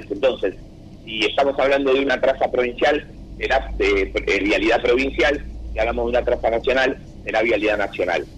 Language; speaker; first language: Spanish; native; Spanish